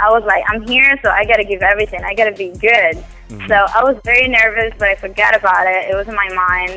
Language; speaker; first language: English; non-native, fluent; Spanish